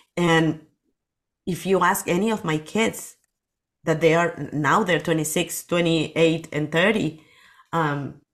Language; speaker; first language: English; non-native, fluent; Spanish